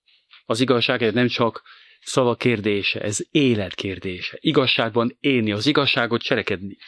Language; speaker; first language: Hungarian; non-native, fluent; French